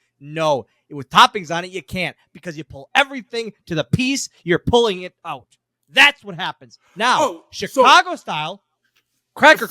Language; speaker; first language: English; native; English